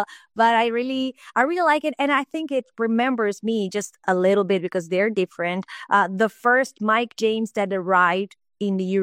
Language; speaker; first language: English; non-native, fluent; Italian